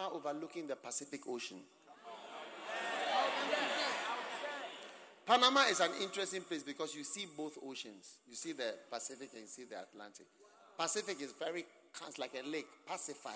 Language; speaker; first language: English; non-native, local second language; Akan